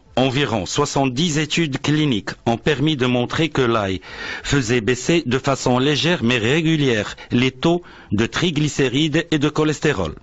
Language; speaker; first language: French; non-native, local second language; Arabic